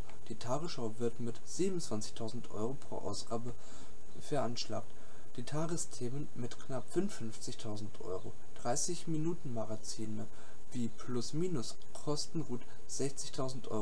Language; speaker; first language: German; native; German